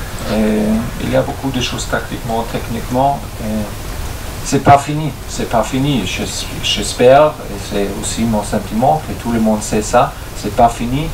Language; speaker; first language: French; non-native, fluent; German